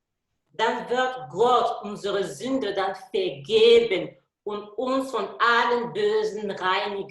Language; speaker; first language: German; non-native, learner; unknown